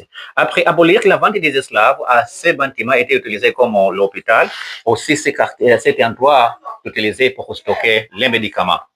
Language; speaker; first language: French; non-native, learner; Swahili